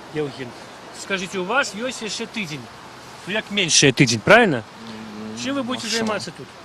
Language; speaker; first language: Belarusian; non-native, local second language; Russian